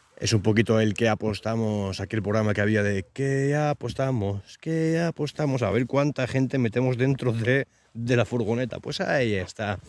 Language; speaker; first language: Spanish; native; Spanish